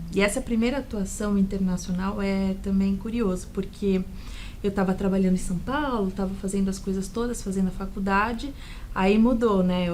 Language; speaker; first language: Portuguese; native; Portuguese